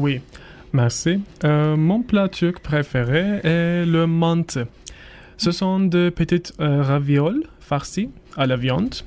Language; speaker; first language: French; non-native, learner; Turkish